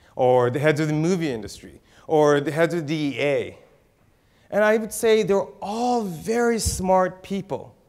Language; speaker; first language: English; native; English